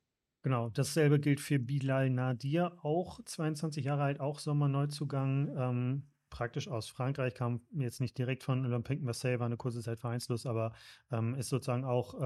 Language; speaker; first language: German; native; German